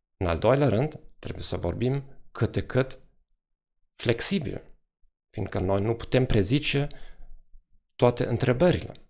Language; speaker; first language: Romanian; non-native, fluent; German